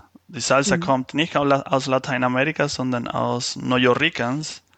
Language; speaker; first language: German; non-native, fluent; Spanish